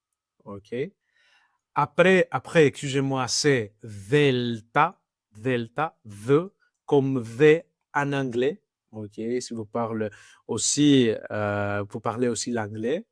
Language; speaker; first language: French; non-native, fluent; Greek